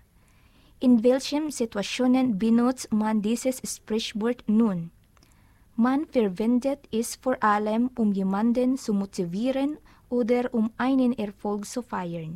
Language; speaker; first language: German; non-native, learner; Filipino